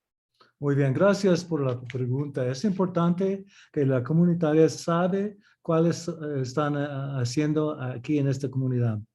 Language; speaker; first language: Spanish; early bilingual, heritage; English